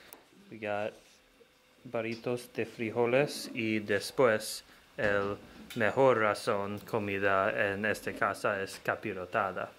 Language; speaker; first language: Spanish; non-native, learner; English